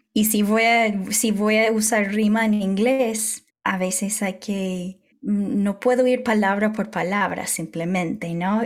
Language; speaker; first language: Spanish; non-native, fluent; English